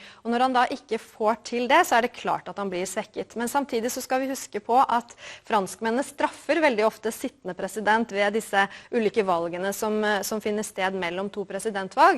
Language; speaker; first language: Norwegian; native; Norwegian